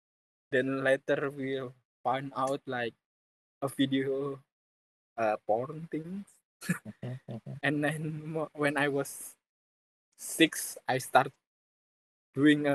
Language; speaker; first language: English; non-native, fluent; Indonesian